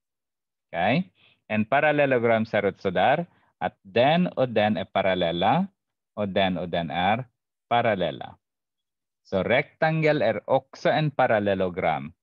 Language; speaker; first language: Swedish; non-native, fluent; Arabic